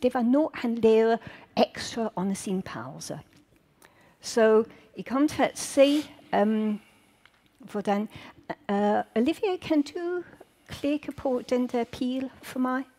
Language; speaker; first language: Danish; native; Danish